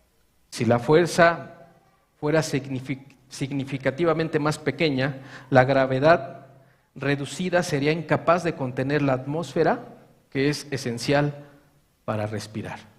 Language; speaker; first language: Spanish; native; Spanish